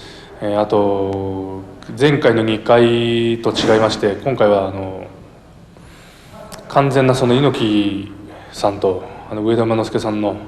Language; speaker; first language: Japanese; native; Japanese